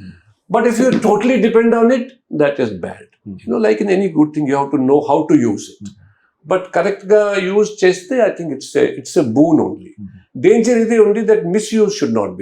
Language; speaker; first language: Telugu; non-native, fluent; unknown